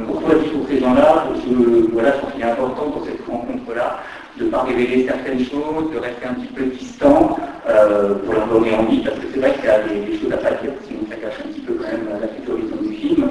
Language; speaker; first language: French; native; French